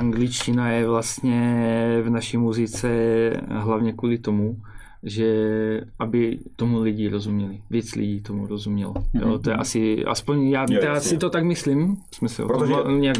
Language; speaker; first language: Czech; native; Czech